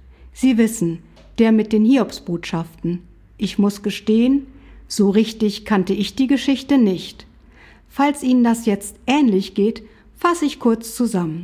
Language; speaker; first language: German; native; German